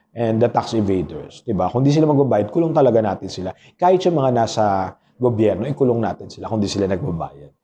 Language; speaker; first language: Filipino; non-native, local second language; Pampanga